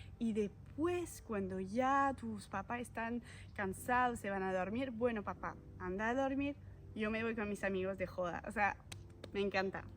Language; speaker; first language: Spanish; non-native, fluent; French